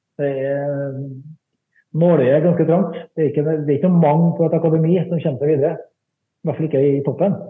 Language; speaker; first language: Norwegian; native; Norwegian